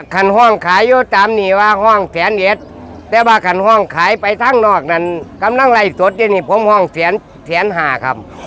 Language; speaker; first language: Thai; native; Thai